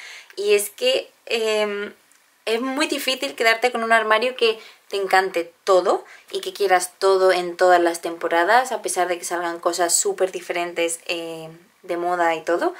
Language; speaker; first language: Spanish; native; Spanish